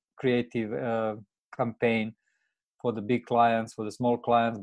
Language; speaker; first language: English; non-native, fluent; Croatian